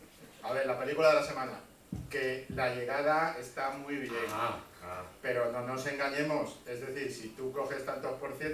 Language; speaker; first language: Spanish; native; Spanish